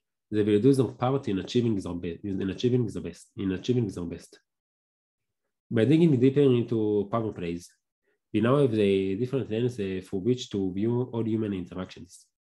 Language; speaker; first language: English; non-native, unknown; Hebrew